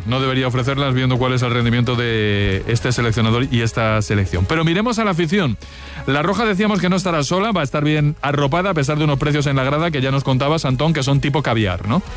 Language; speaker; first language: Spanish; native; Spanish